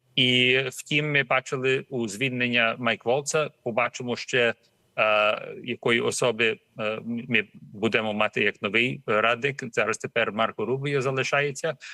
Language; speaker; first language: Ukrainian; early bilingual, heritage; Ukrainian